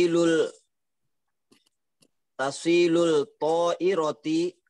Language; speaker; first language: Arabic; non-native, learner; Indonesian